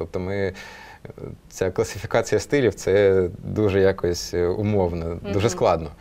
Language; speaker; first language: Ukrainian; non-native, local second language; Russian